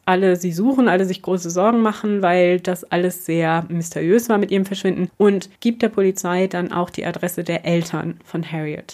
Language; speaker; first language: German; native; German